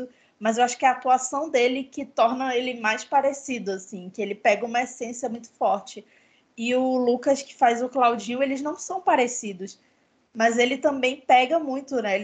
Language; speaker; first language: Portuguese; native; Portuguese